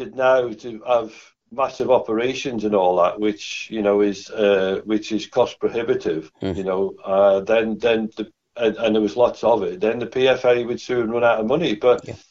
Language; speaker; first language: English; native; English